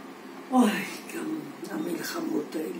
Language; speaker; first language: Hebrew; non-native, fluent; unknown